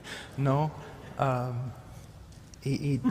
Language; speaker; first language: Spanish; non-native, fluent; English